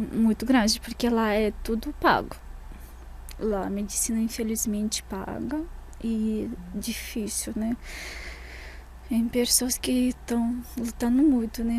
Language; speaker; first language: Portuguese; non-native, fluent; Russian